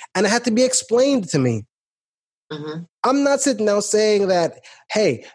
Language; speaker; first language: English; native; English